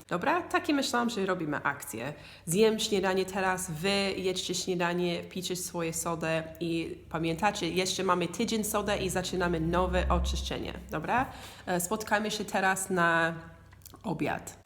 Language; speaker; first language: Polish; non-native, learner; English